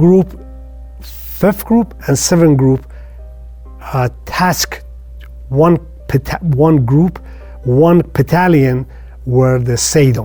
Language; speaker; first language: English; non-native, fluent; Persian